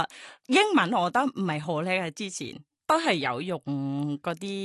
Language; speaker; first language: Cantonese; non-native, learner; Thai